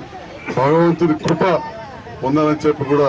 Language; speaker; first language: Telugu; native; Telugu